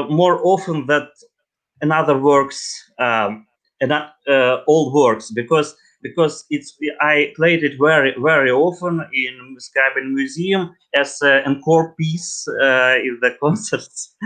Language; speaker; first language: English; non-native, learner; Russian